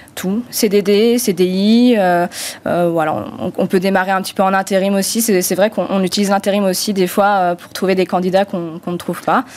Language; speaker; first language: French; non-native, fluent; Romanian